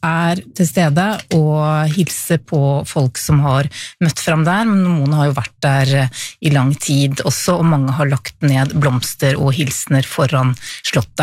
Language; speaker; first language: Norwegian; native; Norwegian